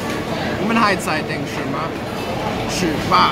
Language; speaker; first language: Chinese; non-native, learner; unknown